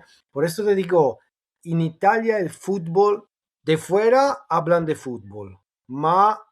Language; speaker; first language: Spanish; non-native, fluent; Italian